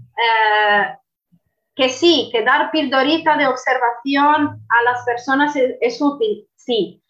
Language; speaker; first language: Spanish; non-native, fluent; Italian